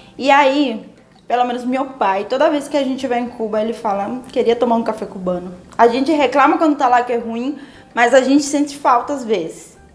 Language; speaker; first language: Portuguese; non-native, fluent; Spanish